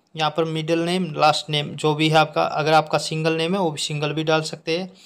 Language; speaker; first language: Hindi; native; Hindi